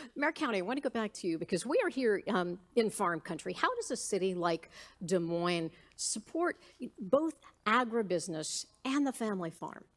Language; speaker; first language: English; native; English